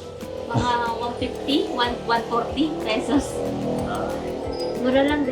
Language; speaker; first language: Filipino; native; Filipino